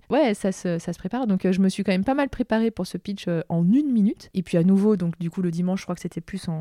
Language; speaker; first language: French; native; French